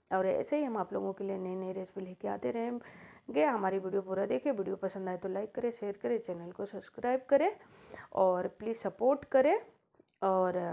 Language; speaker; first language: Hindi; native; Hindi